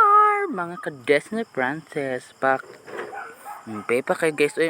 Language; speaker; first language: Filipino; non-native, local second language; Cebuano